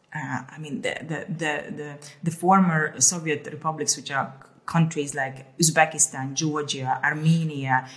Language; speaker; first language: English; early bilingual, other home language; Hungarian